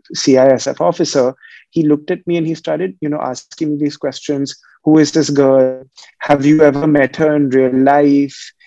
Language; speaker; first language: English; non-native, local second language; Hindi